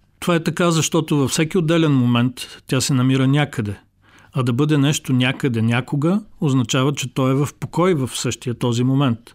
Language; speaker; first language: Bulgarian; native; Bulgarian